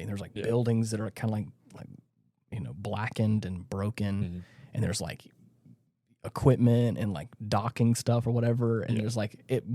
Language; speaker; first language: English; native; English